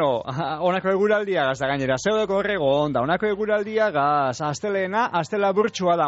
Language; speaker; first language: Basque; native; Basque